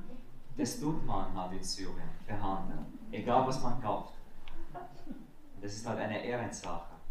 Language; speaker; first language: German; non-native, fluent; Arabic